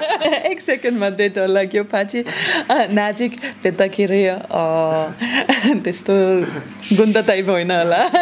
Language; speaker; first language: Nepali; non-native, learner; German